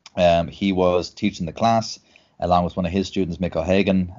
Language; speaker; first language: English; native; English